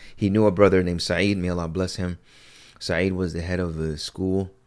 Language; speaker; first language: English; early bilingual, other home language; Akan